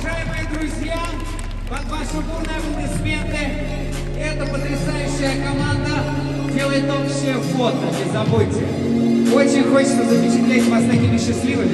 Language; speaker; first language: Russian; native; Russian